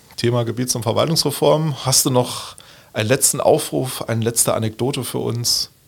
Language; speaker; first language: German; native; German